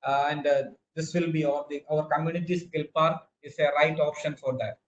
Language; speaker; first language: English; non-native, local second language; Malayalam